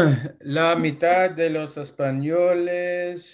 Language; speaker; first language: Spanish; non-native, learner; English